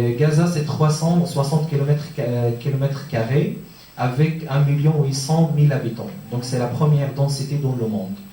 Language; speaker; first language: French; non-native, fluent; Arabic